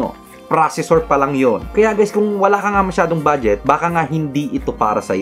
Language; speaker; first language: Filipino; native; Filipino